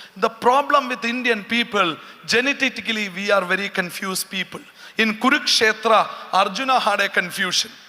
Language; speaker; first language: English; non-native, local second language; Malayalam